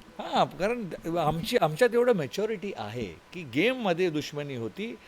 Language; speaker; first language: Marathi; non-native, local second language; Tulu